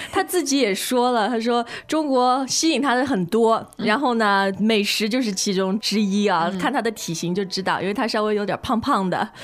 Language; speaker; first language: Chinese; native; Chinese